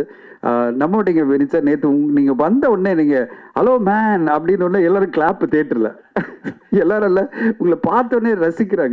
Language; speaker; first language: Tamil; native; Tamil